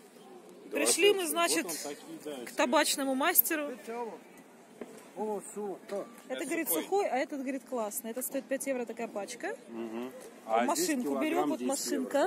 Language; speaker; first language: Russian; native; Russian